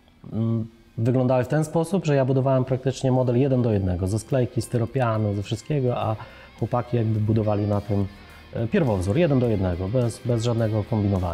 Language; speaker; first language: Polish; native; Polish